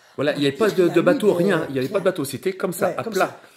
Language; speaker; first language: French; native; French